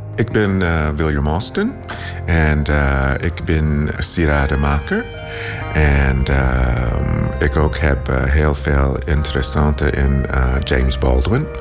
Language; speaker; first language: Dutch; non-native, learner; English